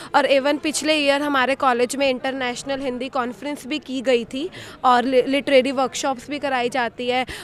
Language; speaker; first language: Hindi; native; Hindi